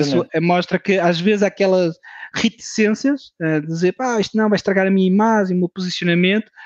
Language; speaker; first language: Portuguese; early bilingual, heritage; French